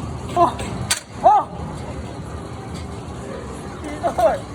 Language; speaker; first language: Japanese; non-native, fluent; Korean